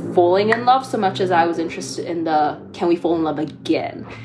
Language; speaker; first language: English; native; English